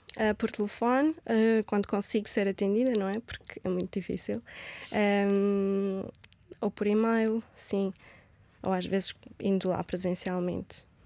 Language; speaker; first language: Portuguese; early bilingual, other home language; Romanian